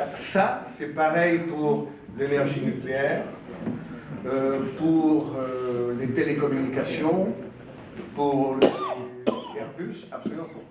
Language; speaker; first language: French; non-native, fluent; Spanish